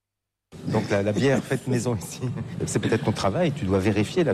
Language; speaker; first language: French; native; French